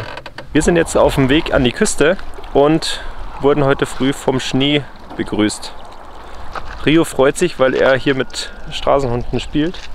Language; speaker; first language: German; native; German